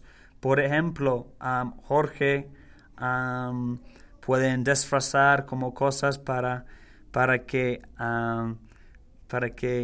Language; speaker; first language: Spanish; non-native, learner; English